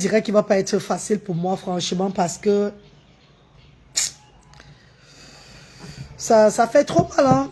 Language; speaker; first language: French; non-native, local second language; Lingala